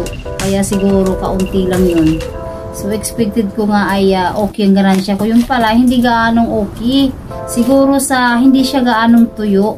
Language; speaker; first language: Filipino; non-native, local second language; Cebuano